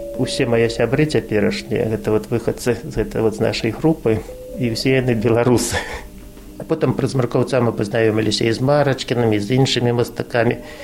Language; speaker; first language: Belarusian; non-native, local second language; Russian